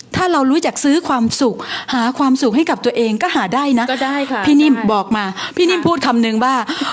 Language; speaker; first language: Thai; native; Thai